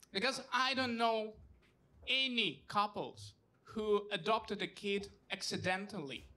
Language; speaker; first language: English; non-native, fluent; Russian